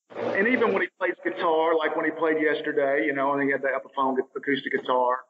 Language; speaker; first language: English; native; English